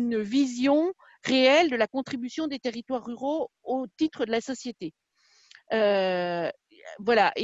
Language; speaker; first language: French; native; French